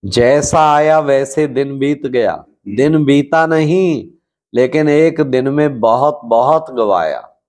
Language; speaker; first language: Hindi; native; Hindi